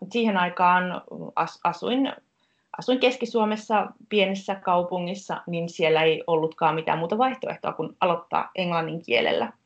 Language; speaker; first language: Finnish; native; Finnish